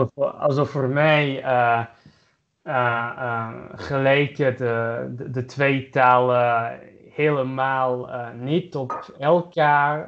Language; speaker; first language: Dutch; non-native, learner; German